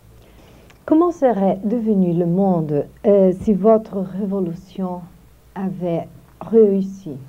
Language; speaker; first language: French; non-native, fluent; Portuguese